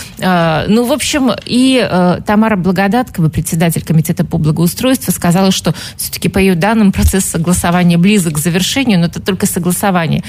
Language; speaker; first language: Russian; native; Russian